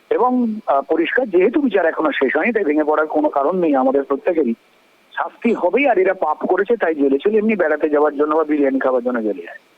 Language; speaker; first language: Bangla; native; Bangla